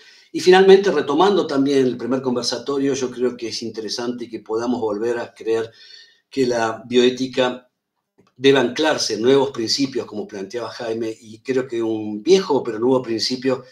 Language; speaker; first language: Spanish; native; Spanish